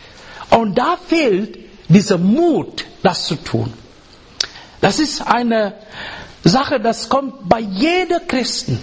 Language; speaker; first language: German; non-native, fluent; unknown